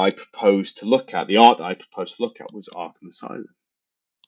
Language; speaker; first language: English; native; English